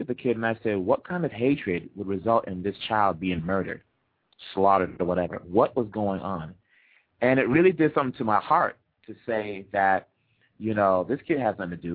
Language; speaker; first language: English; native; English